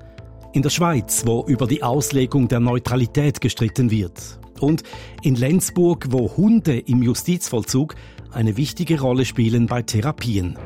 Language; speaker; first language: German; native; German